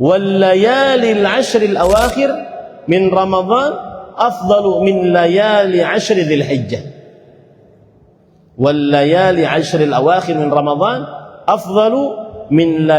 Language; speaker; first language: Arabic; non-native, fluent; Indonesian